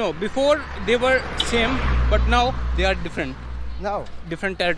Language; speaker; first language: English; non-native, local second language; Dogri